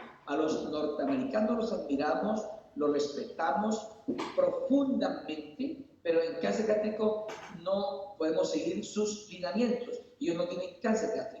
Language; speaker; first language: Spanish; native; Spanish